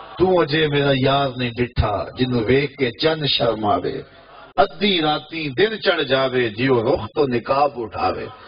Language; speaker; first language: Urdu; non-native, local second language; Punjabi